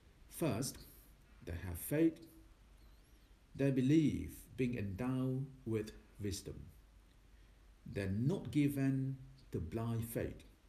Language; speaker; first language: English; non-native, fluent; Thai